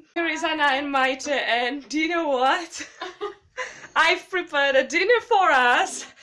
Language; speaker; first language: English; non-native, fluent; Czech